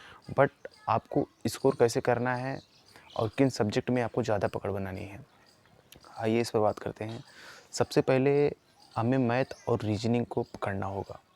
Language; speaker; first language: Hindi; native; Hindi